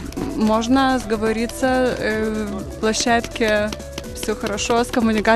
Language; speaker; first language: Russian; non-native, fluent; Lithuanian